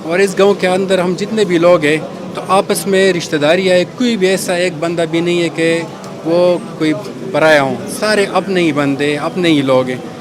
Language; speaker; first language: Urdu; non-native, local second language; Pashto